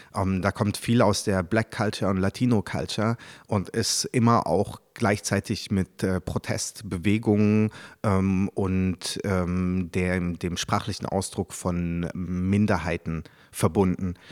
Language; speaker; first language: German; early bilingual, other home language; French